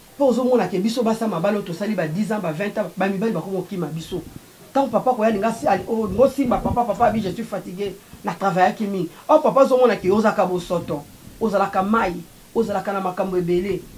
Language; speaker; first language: Lingala; native; Lingala